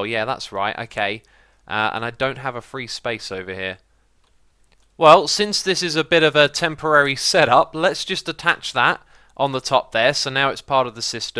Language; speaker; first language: English; native; English